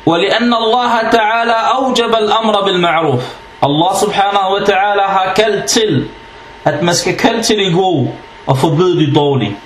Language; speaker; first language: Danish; early bilingual, other home language; Arabic